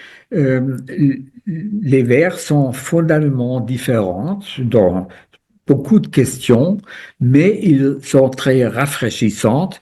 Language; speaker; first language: French; non-native, fluent; German